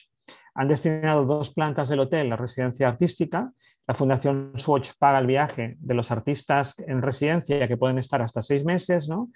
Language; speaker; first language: Spanish; native; Spanish